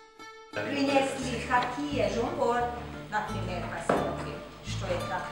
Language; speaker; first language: Russian; non-native, fluent; Hungarian